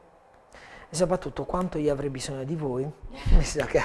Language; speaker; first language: Italian; native; Italian